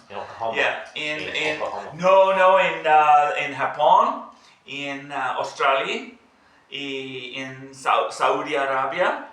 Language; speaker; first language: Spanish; non-native, learner; English